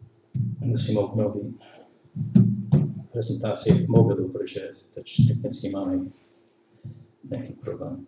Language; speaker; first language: Czech; non-native, learner; English